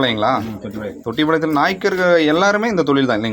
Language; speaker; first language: Tamil; native; Tamil